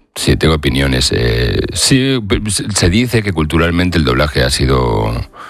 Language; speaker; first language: Spanish; native; Spanish